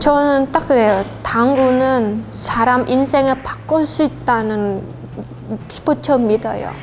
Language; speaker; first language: Korean; non-native, learner; Khmer